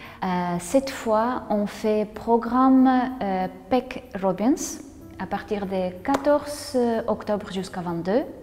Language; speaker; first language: French; non-native, learner; Russian